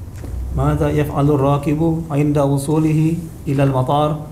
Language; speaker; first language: Arabic; non-native, learner; Indonesian